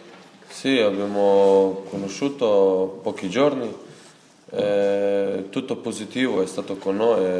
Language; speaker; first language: Italian; non-native, fluent; Serbian